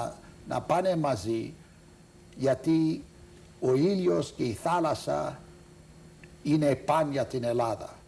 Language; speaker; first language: Greek; early bilingual, heritage; Greek